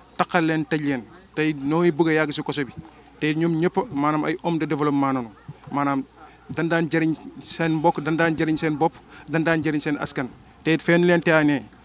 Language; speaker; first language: Wolof; native; Wolof